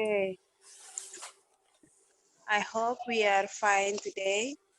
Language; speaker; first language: English; non-native, learner; Indonesian